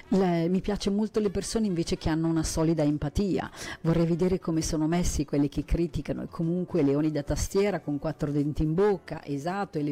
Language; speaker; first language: Italian; native; Italian